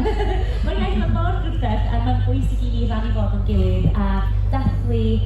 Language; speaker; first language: Welsh; non-native, local second language; English